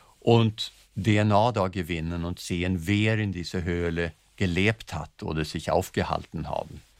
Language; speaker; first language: German; non-native, fluent; Swedish